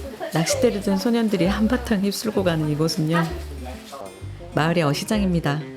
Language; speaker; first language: Korean; native; Korean